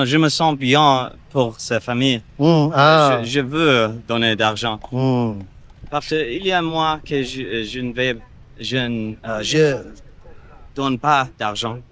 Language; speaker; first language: French; non-native, learner; English